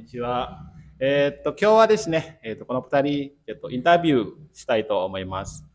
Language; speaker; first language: Japanese; non-native, fluent; Indonesian